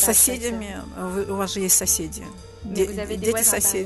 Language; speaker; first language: Russian; native; Russian